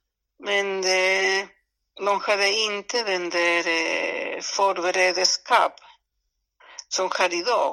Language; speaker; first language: Swedish; non-native, fluent; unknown